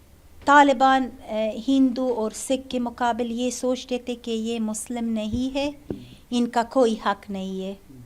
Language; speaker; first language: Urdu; non-native, learner; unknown